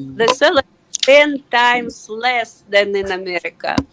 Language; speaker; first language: English; non-native, learner; Russian